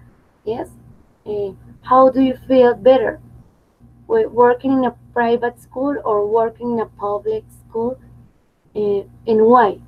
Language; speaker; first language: English; non-native, fluent; Spanish